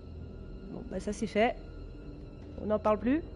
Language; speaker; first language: French; native; French